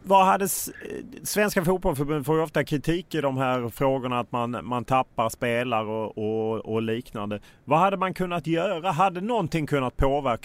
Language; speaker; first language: Swedish; native; Swedish